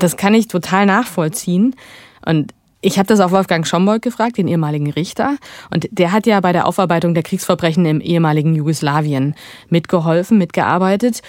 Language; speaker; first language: German; native; German